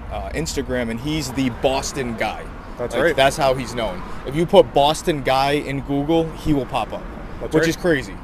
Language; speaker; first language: English; native; English